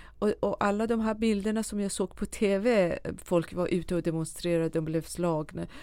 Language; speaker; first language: Swedish; non-native, fluent; Persian